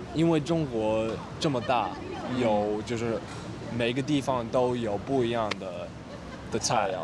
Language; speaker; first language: Chinese; non-native, fluent; English